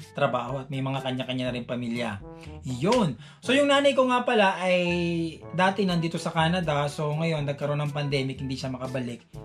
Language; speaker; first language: Filipino; native; Filipino